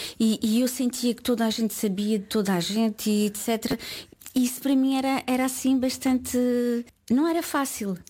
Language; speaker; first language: Portuguese; early bilingual, heritage; Portuguese